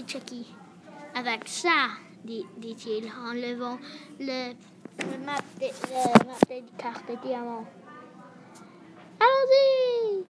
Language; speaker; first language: French; non-native, learner; English